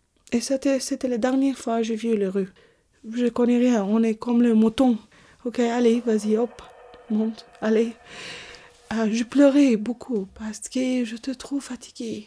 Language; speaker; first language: French; non-native, learner; Arabic